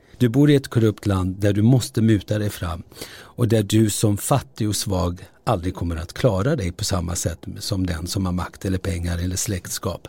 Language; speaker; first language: Swedish; early bilingual, other home language; Turoyo